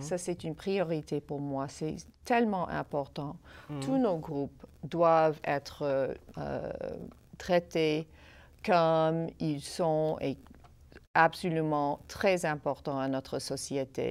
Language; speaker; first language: French; non-native, fluent; English